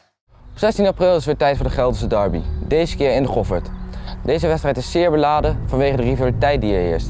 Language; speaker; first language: Dutch; native; Dutch